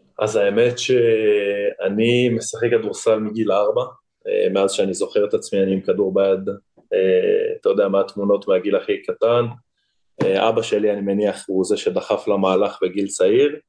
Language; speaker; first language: Hebrew; native; Hebrew